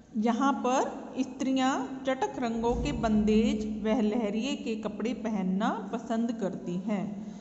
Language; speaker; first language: Hindi; native; Hindi